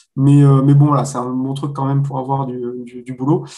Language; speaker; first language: French; native; French